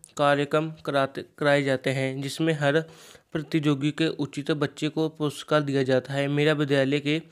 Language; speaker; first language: Hindi; non-native, local second language; Punjabi